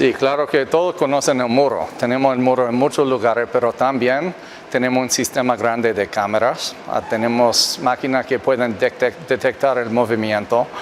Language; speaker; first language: Spanish; non-native, fluent; English